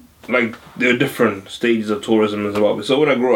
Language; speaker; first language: English; non-native, local second language; Shona